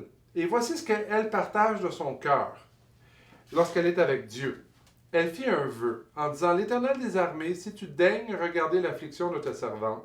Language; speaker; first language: French; native; French